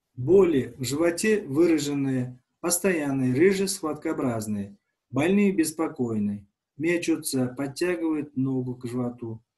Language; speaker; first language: Russian; non-native, local second language; Uzbek